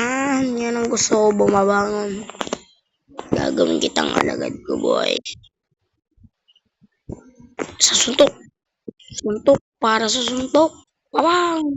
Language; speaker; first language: Filipino; native; Filipino